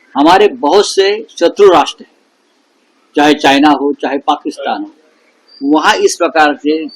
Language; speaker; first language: Hindi; non-native, local second language; Marathi